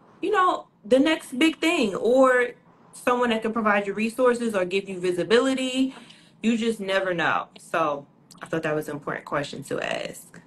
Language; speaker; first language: English; native; English